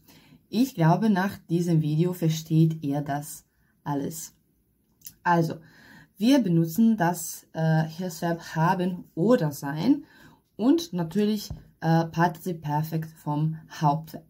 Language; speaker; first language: German; non-native, fluent; Hungarian